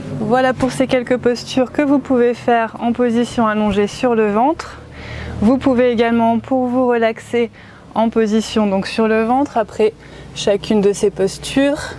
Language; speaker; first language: French; native; French